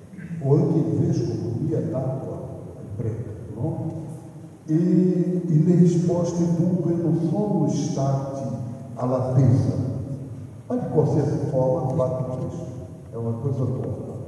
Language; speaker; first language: Italian; non-native, fluent; Portuguese